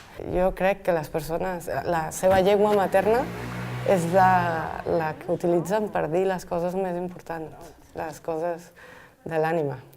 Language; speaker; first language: Catalan; non-native, fluent; Portuguese